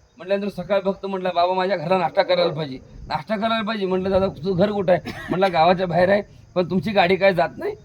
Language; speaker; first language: Marathi; native; Marathi